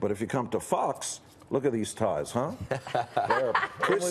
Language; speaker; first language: English; early bilingual, other home language; Hungarian